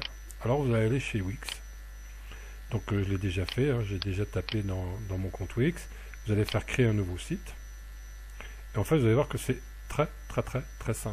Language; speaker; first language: French; native; French